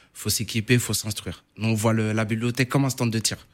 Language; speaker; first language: French; native; French